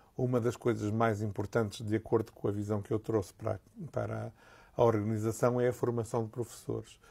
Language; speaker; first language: Portuguese; native; Portuguese